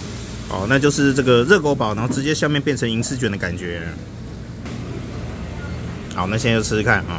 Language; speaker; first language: Chinese; native; Chinese